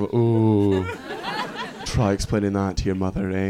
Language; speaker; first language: English; native; English